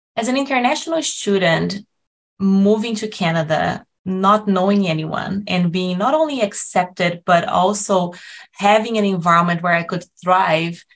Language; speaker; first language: English; non-native, fluent; Portuguese